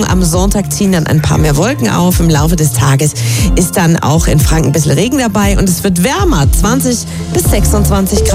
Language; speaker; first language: German; native; German